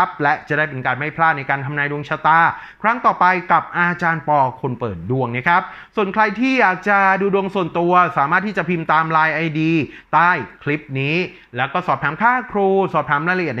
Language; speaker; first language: Thai; native; Thai